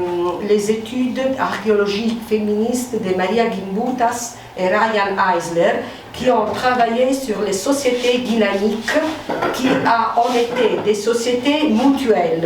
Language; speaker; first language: French; non-native, fluent; Italian